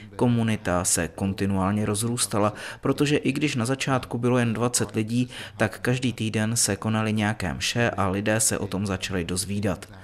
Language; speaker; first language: Czech; non-native, fluent; Vietnamese